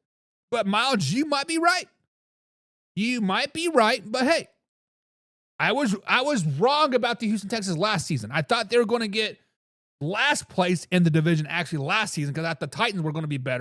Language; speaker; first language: English; native; English